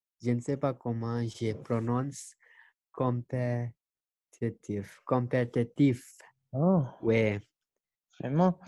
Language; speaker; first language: French; non-native, learner; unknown